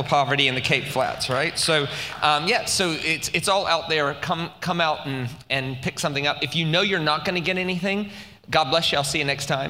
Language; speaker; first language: English; native; English